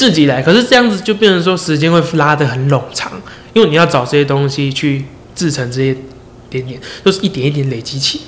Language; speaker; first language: Chinese; native; Chinese